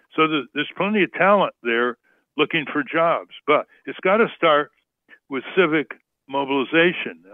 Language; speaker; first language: English; native; English